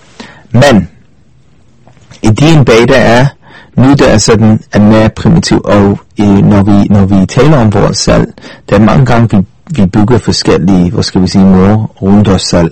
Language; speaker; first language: Danish; non-native, fluent; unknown